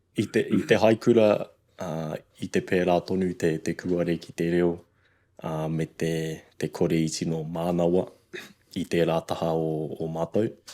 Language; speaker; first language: Māori; native; Māori